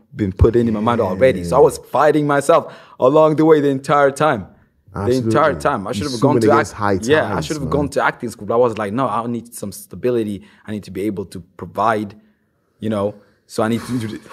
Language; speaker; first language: English; non-native, fluent; Swahili